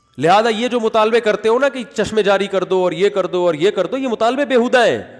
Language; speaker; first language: Urdu; native; Urdu